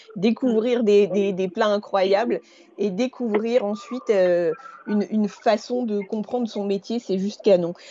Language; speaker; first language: French; native; French